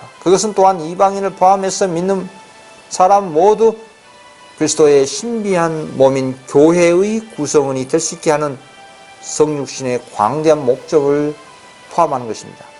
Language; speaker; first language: Korean; native; Korean